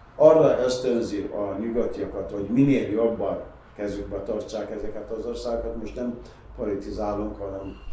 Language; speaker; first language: Hungarian; non-native, fluent; Arabic